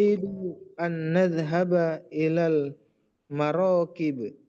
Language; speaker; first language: Arabic; non-native, learner; Indonesian